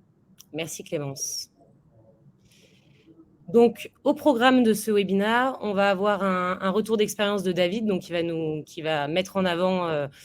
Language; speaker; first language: French; native; French